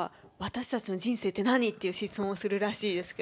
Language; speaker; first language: Japanese; native; Japanese